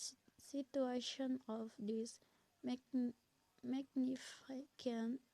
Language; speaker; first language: English; non-native, learner; Indonesian